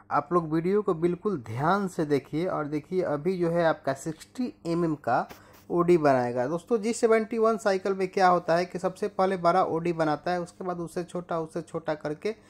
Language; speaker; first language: Hindi; native; Hindi